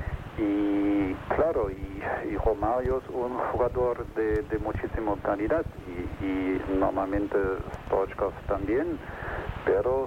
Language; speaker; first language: Spanish; non-native, fluent; German